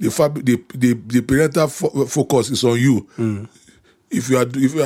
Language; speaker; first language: English; non-native, local second language; Yoruba